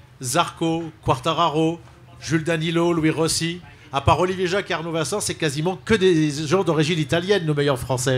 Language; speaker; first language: French; native; French